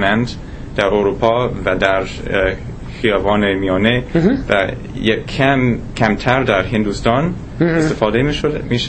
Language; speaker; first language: Persian; non-native, fluent; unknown